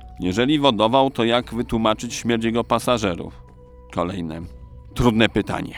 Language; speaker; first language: Polish; native; Polish